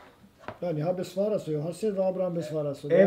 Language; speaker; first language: Swedish; non-native, fluent; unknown